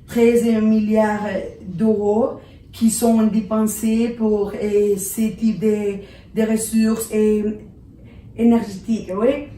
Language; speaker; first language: French; non-native, learner; Spanish